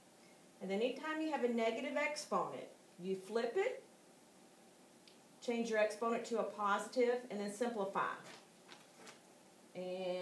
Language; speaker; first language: English; native; English